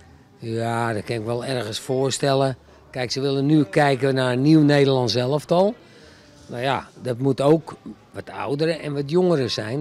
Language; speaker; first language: Dutch; native; Dutch